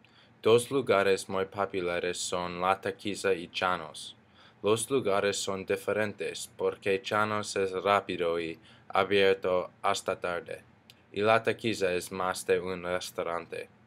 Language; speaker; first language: Spanish; non-native, learner; English